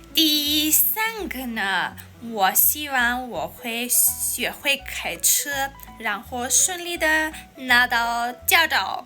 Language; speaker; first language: Chinese; non-native, fluent; Armenian